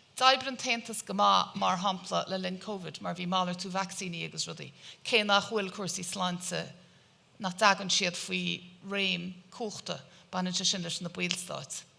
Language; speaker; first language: Irish; native; Irish